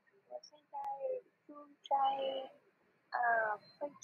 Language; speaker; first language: Chinese; non-native, learner; Vietnamese